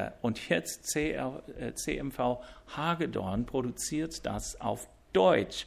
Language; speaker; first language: German; non-native, fluent; English